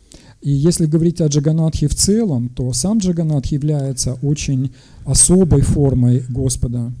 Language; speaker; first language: Russian; native; Russian